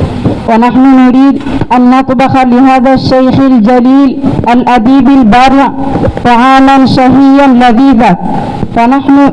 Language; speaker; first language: Arabic; non-native, learner; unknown